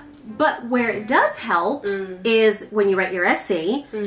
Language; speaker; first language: English; native; English